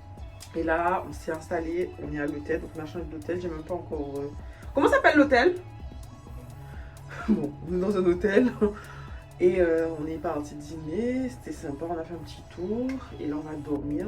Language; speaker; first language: French; native; French